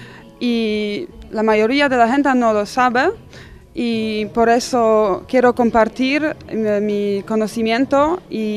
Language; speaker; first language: Spanish; non-native, fluent; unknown